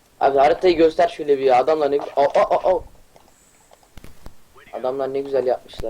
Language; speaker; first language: Turkish; native; Turkish